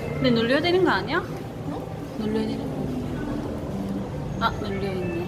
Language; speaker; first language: Korean; non-native, learner; Turkish